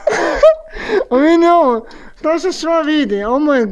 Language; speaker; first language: English; non-native, learner; Croatian